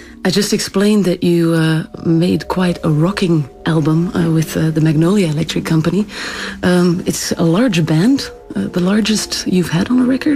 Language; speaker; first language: English; non-native, fluent; Dutch